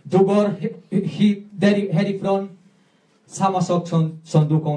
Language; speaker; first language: Swedish; non-native, learner; Spanish